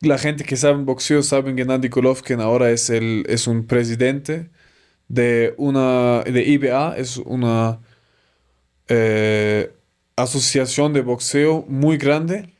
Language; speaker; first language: Spanish; non-native, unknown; German